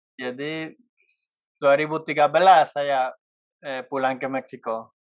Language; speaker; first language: Indonesian; non-native, fluent; Spanish